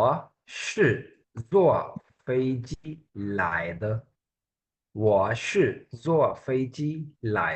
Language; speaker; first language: Chinese; non-native, fluent; Urdu